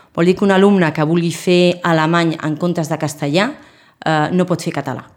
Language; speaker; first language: Catalan; non-native, local second language; Spanish